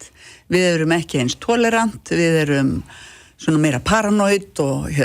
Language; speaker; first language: Icelandic; native; Icelandic